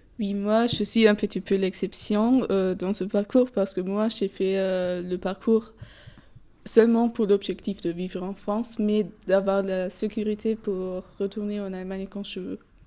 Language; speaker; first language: French; non-native, fluent; German